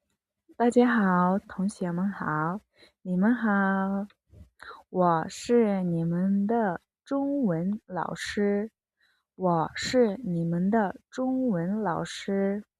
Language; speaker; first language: Chinese; non-native, fluent; Mongolian